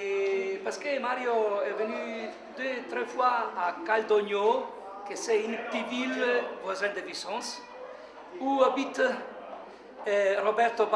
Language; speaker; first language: French; non-native, learner; Italian